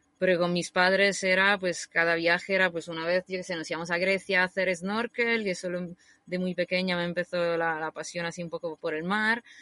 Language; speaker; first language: Spanish; non-native, fluent; Italian